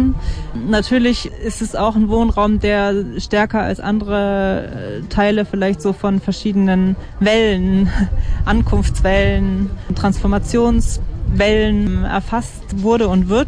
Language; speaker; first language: German; native; German